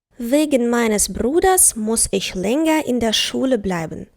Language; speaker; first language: German; non-native, fluent; Ukrainian